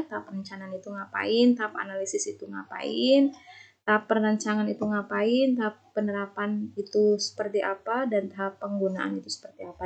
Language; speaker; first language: Indonesian; native; Indonesian